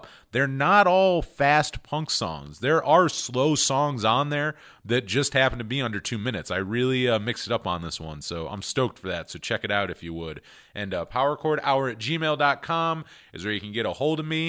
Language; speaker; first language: English; native; English